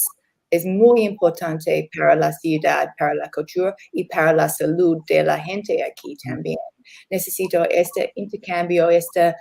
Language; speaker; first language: Spanish; non-native, learner; English